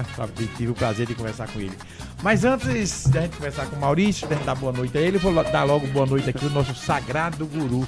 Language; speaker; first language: Portuguese; native; Portuguese